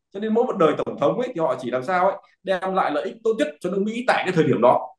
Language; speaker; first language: Vietnamese; native; Vietnamese